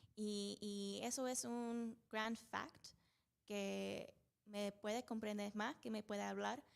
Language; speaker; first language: Spanish; early bilingual, heritage; Spanish